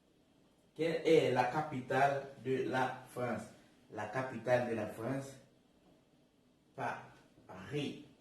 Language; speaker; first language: French; non-native, learner; Portuguese